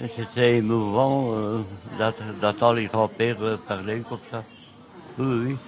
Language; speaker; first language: French; native; French